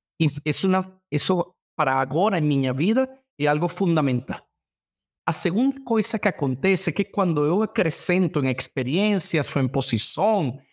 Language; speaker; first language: Portuguese; non-native, learner; Spanish